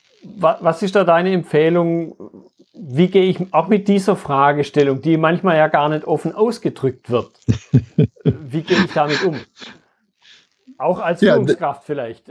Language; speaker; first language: German; native; German